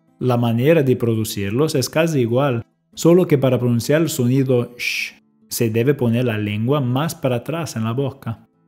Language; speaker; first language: Spanish; non-native, fluent; English